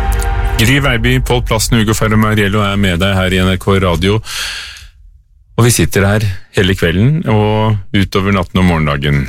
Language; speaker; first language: Norwegian; native; Norwegian